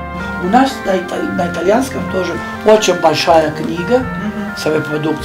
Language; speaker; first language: Russian; non-native, learner; Italian